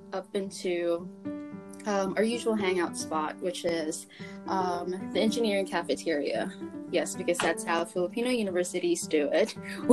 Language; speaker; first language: English; non-native, local second language; Filipino